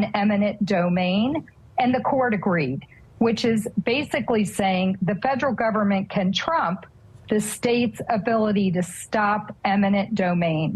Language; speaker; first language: English; native; English